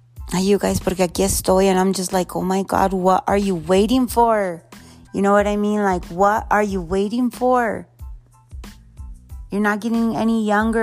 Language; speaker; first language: English; early bilingual, other home language; Spanish